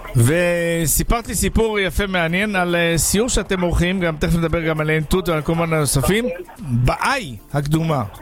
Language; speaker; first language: Hebrew; native; Hebrew